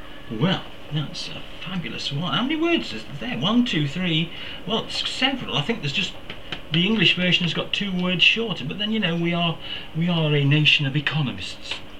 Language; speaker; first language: English; native; English